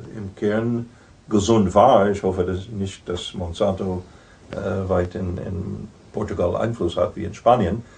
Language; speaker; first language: German; non-native, fluent; English